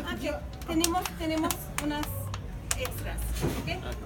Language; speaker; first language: Spanish; non-native, fluent; English